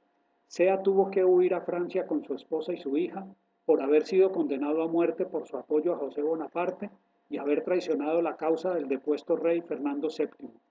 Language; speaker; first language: Spanish; native; Spanish